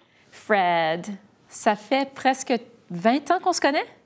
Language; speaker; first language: French; early bilingual, heritage; French